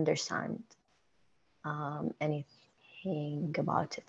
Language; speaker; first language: English; non-native, fluent; Arabic